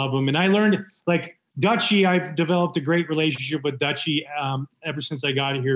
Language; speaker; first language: English; native; English